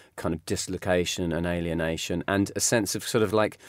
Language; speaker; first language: English; native; English